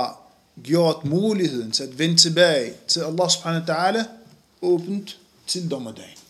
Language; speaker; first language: Danish; non-native, fluent; Arabic